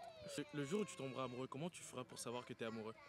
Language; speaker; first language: French; native; French